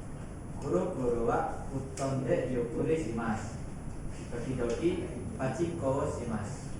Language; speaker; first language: Japanese; non-native, learner; Indonesian